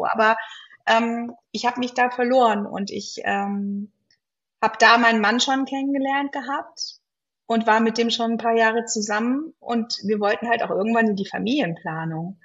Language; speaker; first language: German; native; German